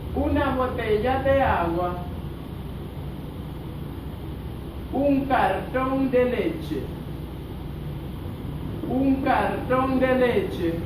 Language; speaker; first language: Spanish; non-native, fluent; Haitian Creole